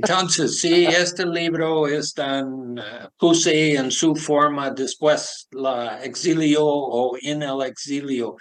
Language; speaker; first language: Spanish; non-native, learner; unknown